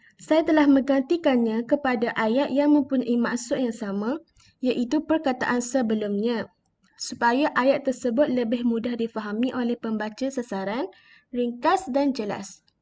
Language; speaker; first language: Malay; native; Malay